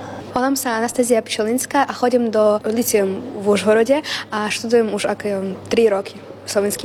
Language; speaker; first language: Slovak; non-native, learner; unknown